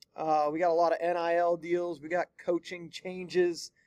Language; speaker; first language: English; native; English